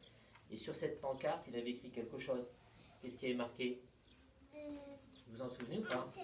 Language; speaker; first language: French; native; French